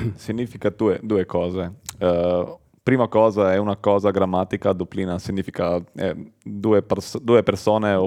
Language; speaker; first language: Italian; non-native, learner; Slovenian